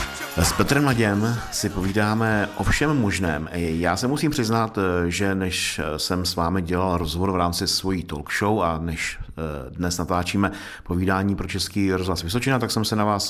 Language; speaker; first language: Czech; native; Czech